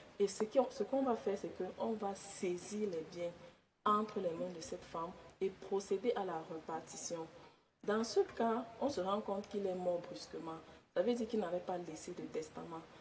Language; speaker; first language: French; native; French